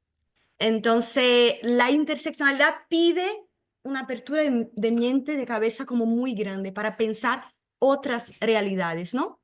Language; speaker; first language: Spanish; non-native, fluent; Portuguese